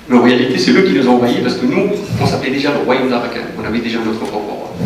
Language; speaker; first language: French; native; French